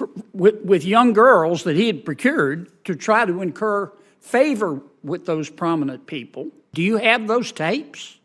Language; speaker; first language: English; native; English